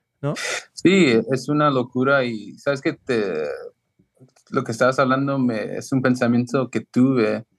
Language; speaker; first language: Spanish; early bilingual, heritage; Spanish